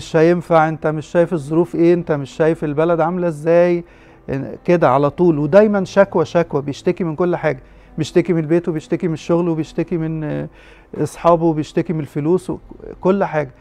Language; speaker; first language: Arabic; native; Arabic